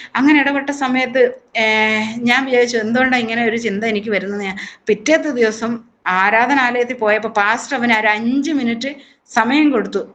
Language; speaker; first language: Malayalam; native; Malayalam